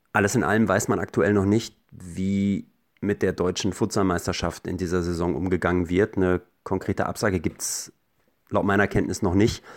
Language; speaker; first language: German; native; German